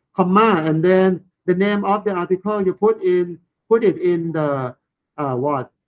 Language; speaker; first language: English; non-native, fluent; Thai